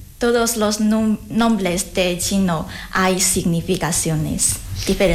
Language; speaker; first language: Spanish; non-native, learner; Chinese